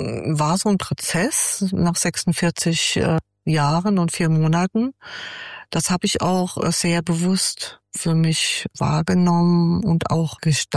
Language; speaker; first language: German; native; German